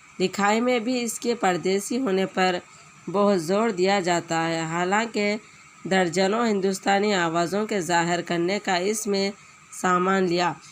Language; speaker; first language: Urdu; native; Urdu